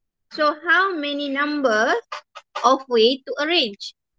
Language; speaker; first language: English; non-native, local second language; Malay